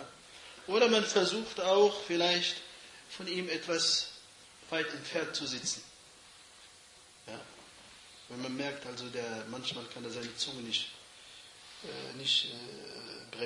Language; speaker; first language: German; non-native, fluent; Arabic